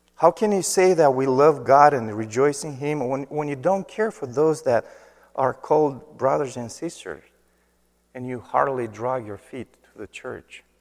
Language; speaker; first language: English; non-native, fluent; Romanian